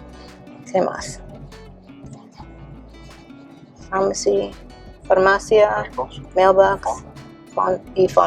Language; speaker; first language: Spanish; non-native, learner; English